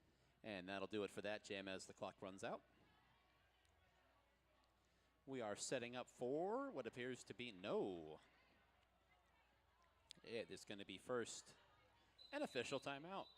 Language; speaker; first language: English; native; English